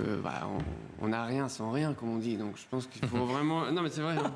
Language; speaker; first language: French; non-native, fluent; Spanish